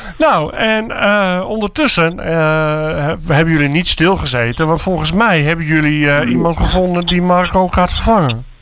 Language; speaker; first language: Dutch; native; Dutch